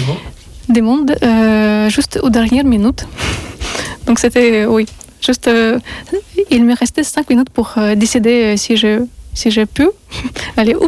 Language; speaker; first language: French; non-native, learner; Russian